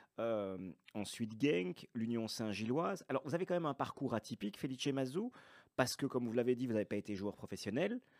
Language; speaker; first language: French; native; French